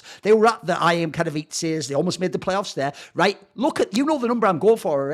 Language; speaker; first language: English; native; English